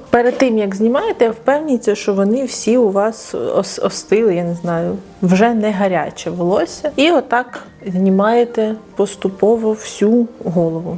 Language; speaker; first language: Ukrainian; non-native, local second language; Russian